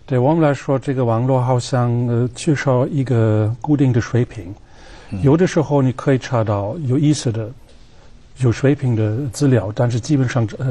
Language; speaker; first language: Chinese; non-native, fluent; German